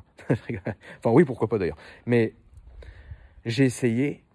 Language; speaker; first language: French; native; French